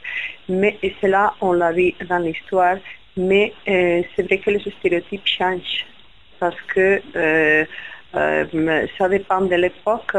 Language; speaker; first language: French; non-native, fluent; Spanish